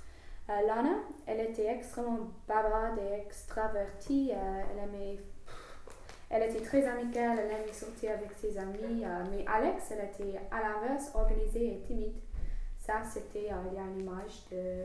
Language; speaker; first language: French; non-native, learner; English